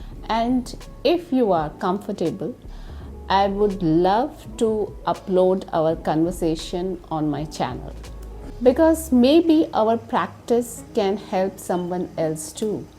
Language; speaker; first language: English; non-native, learner; Hindi